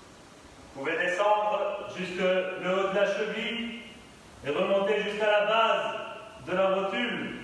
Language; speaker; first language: French; native; French